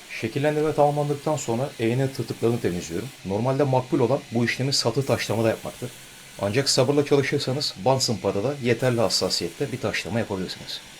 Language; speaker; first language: Turkish; native; Turkish